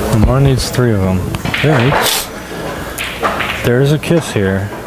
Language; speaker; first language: English; native; English